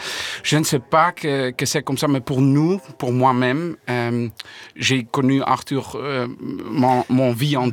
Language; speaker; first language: French; non-native, learner; Dutch